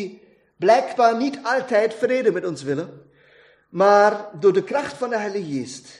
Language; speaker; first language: Dutch; non-native, fluent; German